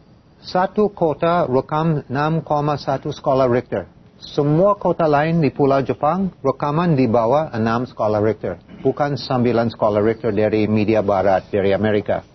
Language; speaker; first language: Indonesian; non-native, fluent; English